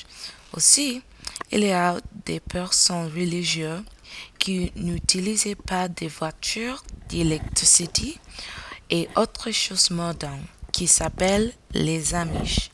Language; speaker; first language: French; non-native, learner; English